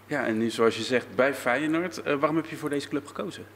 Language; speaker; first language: Dutch; native; Dutch